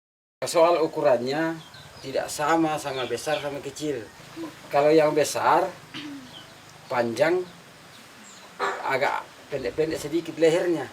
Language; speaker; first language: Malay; non-native, local second language; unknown